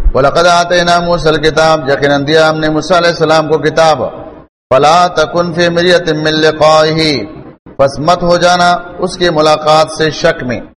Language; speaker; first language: Urdu; non-native, local second language; Pashto